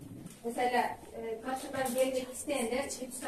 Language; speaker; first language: Turkish; non-native, learner; Turkmen